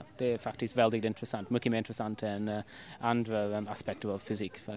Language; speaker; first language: Swedish; non-native, fluent; English